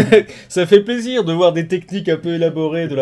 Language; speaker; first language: French; native; French